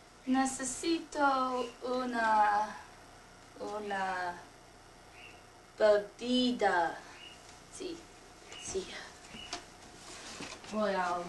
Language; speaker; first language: Spanish; non-native, learner; English